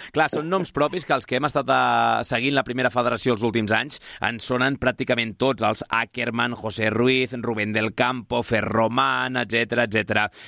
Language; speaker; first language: Catalan; native; Catalan